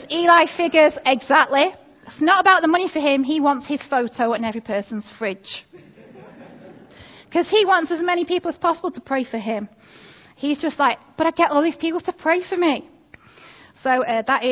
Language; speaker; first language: English; native; English